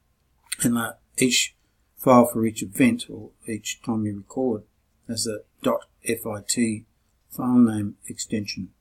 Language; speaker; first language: English; native; English